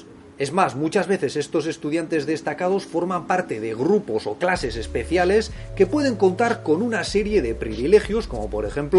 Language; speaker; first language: Spanish; native; Spanish